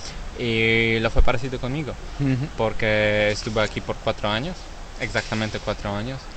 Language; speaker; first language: Spanish; non-native, learner; Polish